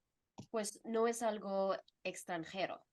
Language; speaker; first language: Spanish; non-native, fluent; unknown